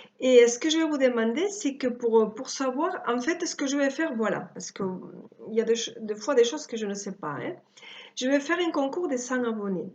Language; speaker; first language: French; early bilingual, other home language; Spanish